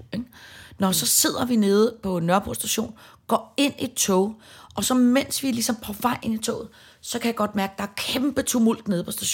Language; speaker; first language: Danish; native; Danish